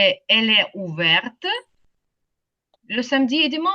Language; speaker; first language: French; non-native, fluent; Ukrainian